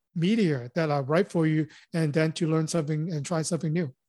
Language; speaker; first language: English; non-native, local second language; Cantonese